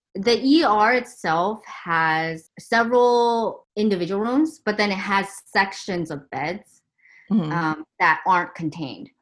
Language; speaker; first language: English; native; English